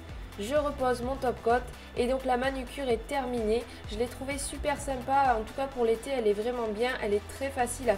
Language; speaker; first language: French; native; French